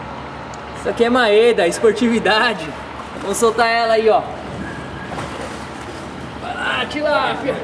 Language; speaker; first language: Portuguese; native; Portuguese